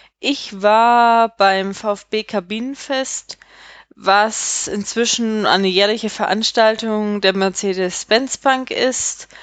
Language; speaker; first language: German; native; German